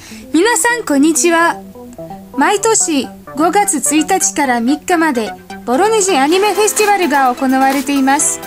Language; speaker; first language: Japanese; non-native, fluent; Russian